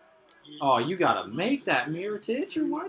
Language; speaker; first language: English; native; English